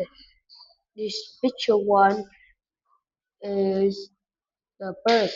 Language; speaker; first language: English; non-native, learner; Vietnamese